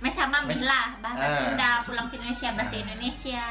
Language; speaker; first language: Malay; non-native, local second language; Sundanese